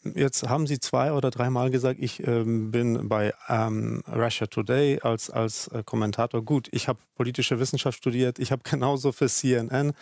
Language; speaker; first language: German; non-native, fluent; Czech